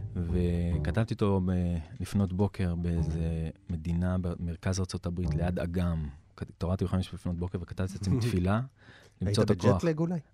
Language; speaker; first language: Hebrew; early bilingual, other home language; English